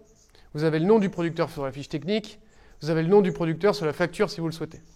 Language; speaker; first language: French; native; French